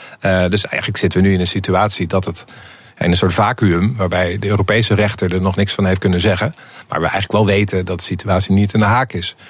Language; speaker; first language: Dutch; native; Dutch